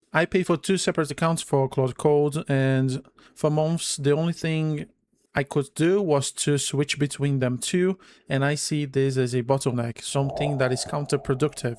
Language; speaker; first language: English; non-native, fluent; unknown